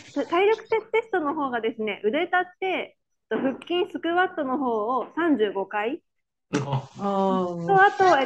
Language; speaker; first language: Japanese; native; Japanese